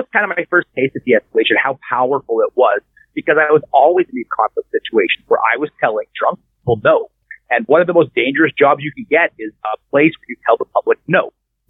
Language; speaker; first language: English; native; English